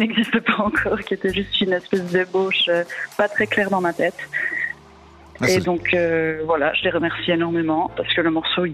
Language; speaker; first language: French; native; French